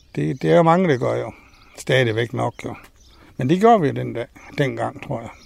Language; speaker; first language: Danish; native; Danish